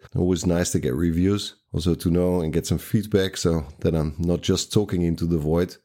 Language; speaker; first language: English; non-native, fluent; Dutch